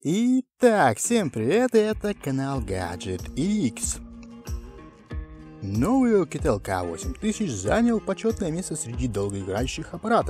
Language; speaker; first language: Russian; native; Russian